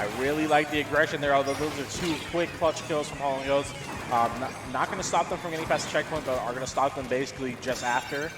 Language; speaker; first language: English; native; English